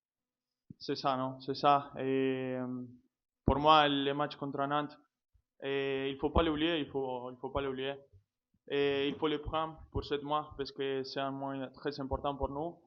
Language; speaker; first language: French; non-native, fluent; Spanish